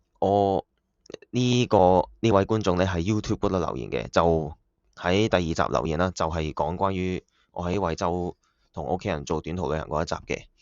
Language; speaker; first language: Cantonese; native; Cantonese